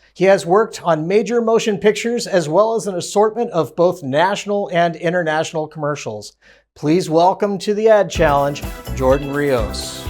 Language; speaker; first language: English; native; English